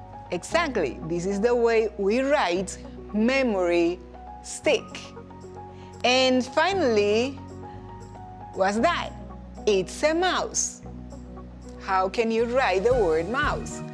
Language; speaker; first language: English; non-native, fluent; Spanish